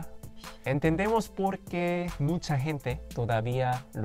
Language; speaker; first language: Spanish; non-native, fluent; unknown